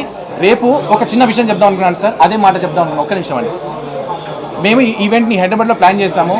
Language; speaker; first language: Telugu; native; Telugu